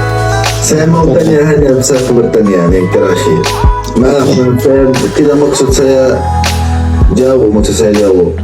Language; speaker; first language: Indonesian; non-native, learner; Arabic